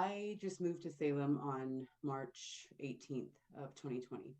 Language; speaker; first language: English; native; English